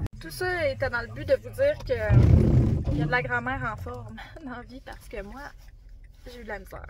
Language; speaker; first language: French; native; French